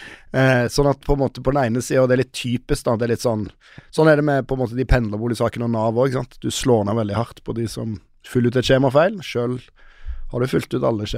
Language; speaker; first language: Norwegian; native; Norwegian